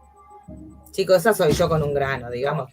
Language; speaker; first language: Spanish; native; Spanish